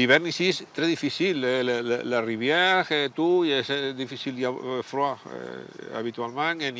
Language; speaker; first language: French; non-native, learner; Spanish